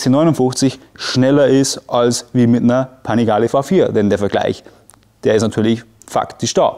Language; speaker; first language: German; native; German